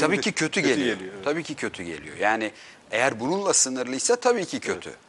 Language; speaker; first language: Turkish; native; Turkish